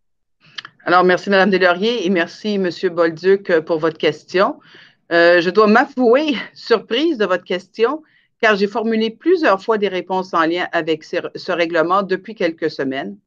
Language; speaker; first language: French; native; French